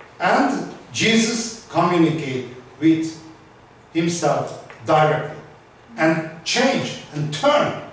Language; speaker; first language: English; non-native, learner; Hungarian